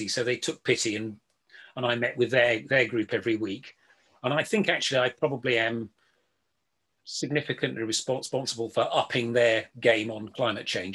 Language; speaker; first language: English; native; English